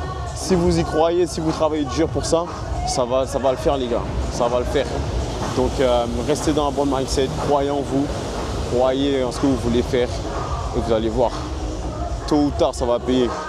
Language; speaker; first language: French; native; French